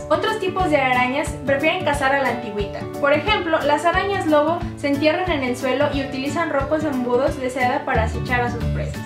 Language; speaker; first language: Spanish; native; Spanish